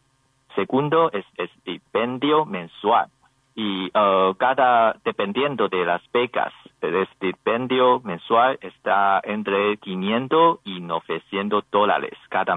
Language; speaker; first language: Spanish; non-native, learner; Chinese